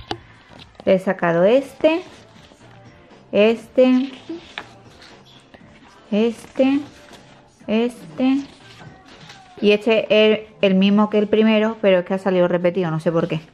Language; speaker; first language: Spanish; native; Spanish